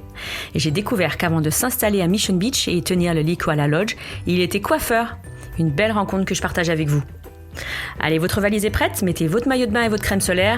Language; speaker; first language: French; native; French